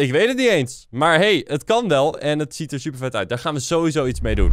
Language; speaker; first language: Dutch; native; Dutch